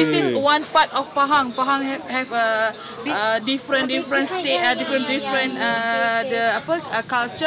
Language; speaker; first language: English; non-native, local second language; Malay